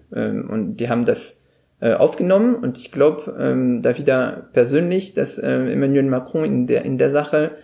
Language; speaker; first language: German; non-native, fluent; French